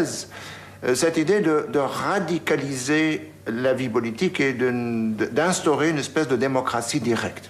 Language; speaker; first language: French; native; French